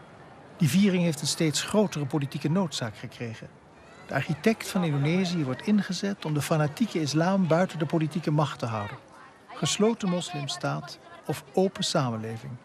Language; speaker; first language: Dutch; native; Dutch